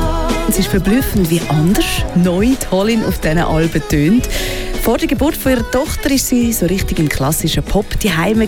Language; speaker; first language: German; native; German